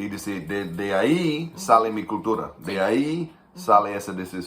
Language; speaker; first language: Spanish; non-native, fluent; English